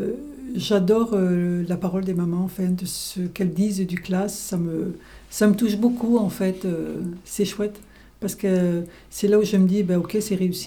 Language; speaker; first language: French; native; French